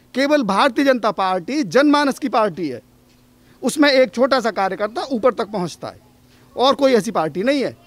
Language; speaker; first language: Hindi; native; Hindi